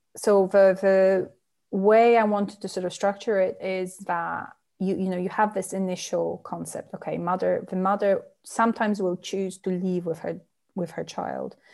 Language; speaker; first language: English; non-native, fluent; Polish